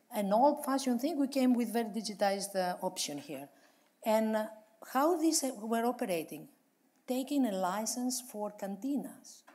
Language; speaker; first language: English; non-native, fluent; Greek